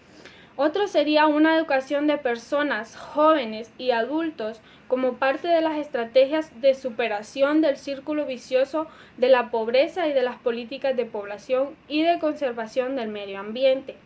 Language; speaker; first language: Spanish; native; Spanish